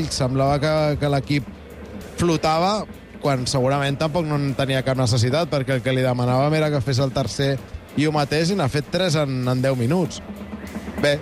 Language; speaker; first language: Catalan; native; Catalan